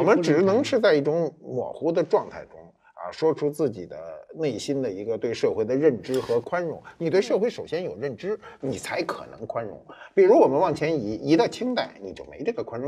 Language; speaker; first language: Chinese; native; Chinese